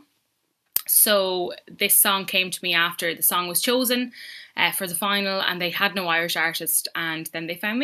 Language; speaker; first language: English; native; English